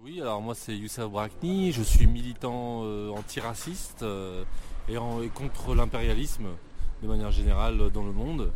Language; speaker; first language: French; native; French